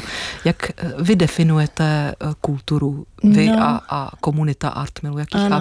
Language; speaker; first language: Czech; native; Czech